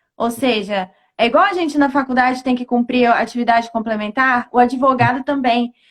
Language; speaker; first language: Portuguese; native; Portuguese